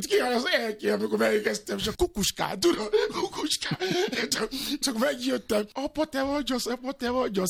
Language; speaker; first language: Hungarian; non-native, learner; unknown